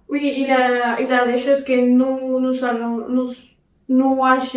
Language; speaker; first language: French; non-native, learner; Spanish